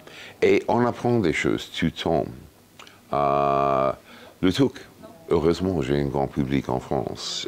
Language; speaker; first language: French; non-native, fluent; English